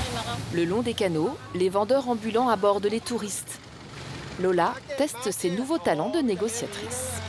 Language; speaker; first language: French; native; French